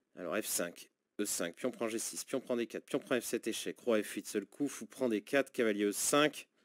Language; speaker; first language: French; native; French